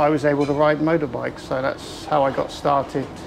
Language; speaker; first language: English; native; English